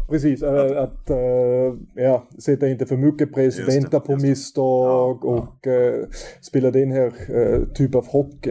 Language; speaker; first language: Swedish; non-native, fluent; German